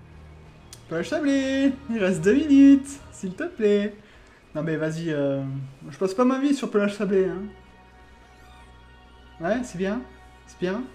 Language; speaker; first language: French; native; French